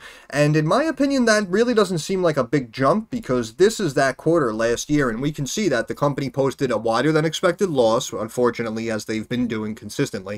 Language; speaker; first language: English; native; English